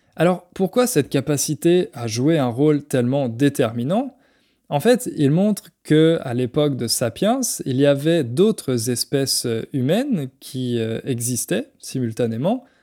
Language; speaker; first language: French; native; French